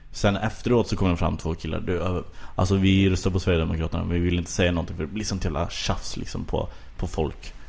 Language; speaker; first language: Swedish; native; Swedish